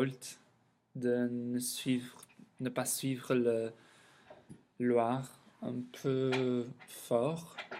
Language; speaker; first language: French; non-native, learner; English